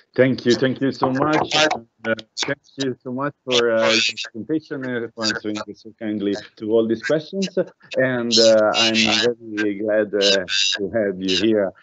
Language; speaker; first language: English; non-native, fluent; Italian